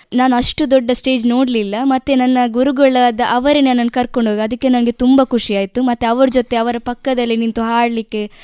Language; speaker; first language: Kannada; non-native, local second language; Tulu